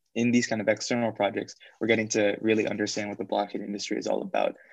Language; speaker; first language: English; native; English